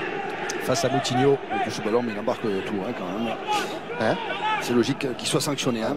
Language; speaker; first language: French; native; French